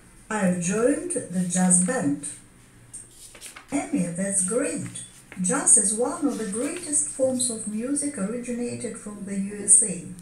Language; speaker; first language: English; non-native, fluent; Ukrainian